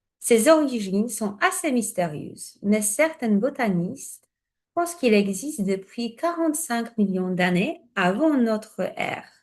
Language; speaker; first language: French; non-native, fluent; Polish